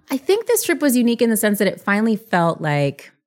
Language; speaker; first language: English; early bilingual, other home language; Spanish